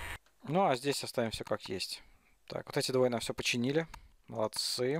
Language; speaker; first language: Russian; native; Russian